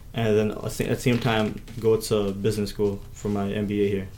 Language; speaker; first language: English; native; English